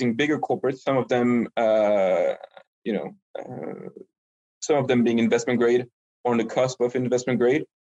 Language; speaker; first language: English; non-native, fluent; French